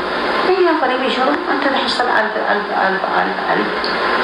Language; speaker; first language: Arabic; non-native, learner; Amharic